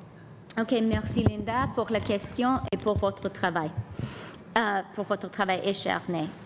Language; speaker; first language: French; non-native, local second language; English